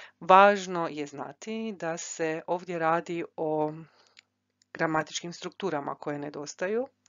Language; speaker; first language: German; non-native, fluent; Croatian